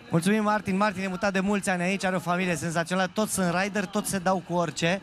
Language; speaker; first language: Romanian; native; Romanian